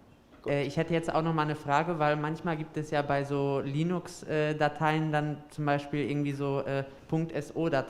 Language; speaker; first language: German; native; German